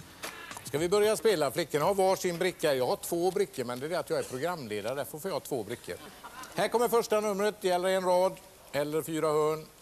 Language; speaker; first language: Swedish; native; Swedish